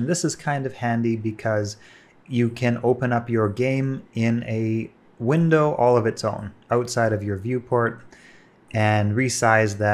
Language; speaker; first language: English; native; English